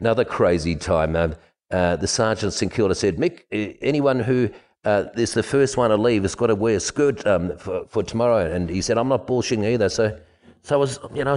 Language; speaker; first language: English; non-native, fluent; German